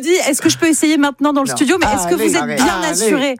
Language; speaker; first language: French; native; French